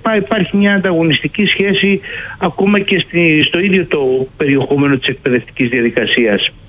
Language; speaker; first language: Greek; native; Greek